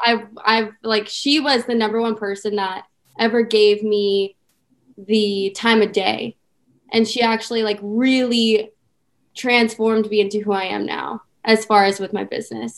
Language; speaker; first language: English; native; English